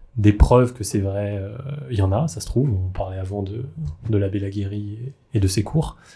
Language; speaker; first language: French; native; French